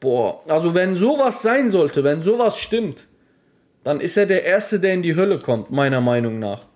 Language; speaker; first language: German; native; German